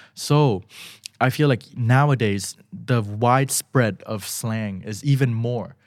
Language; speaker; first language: English; early bilingual, other home language; Thai